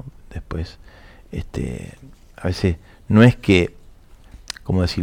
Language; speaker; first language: Spanish; native; Spanish